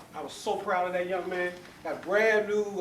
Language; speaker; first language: English; native; English